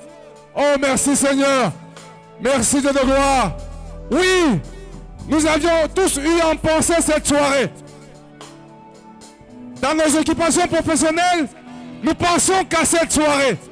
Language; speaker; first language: French; non-native, local second language; Lingala